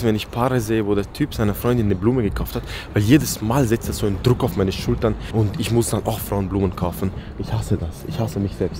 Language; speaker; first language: German; early bilingual, other home language; Persian